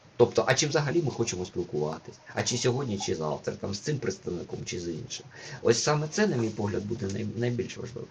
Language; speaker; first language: Ukrainian; non-native, local second language; Russian